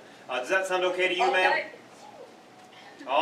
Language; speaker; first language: English; native; English